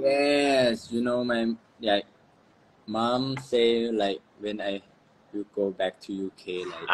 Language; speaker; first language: English; non-native, learner; Thai